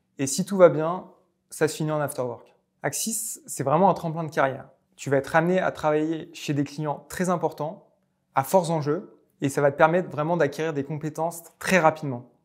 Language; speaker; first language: French; native; French